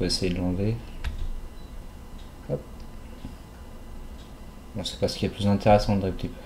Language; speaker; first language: French; native; French